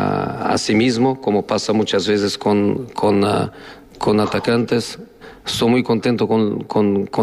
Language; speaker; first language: Spanish; non-native, fluent; Portuguese